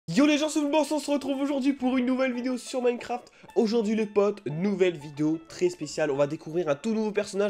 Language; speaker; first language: French; native; French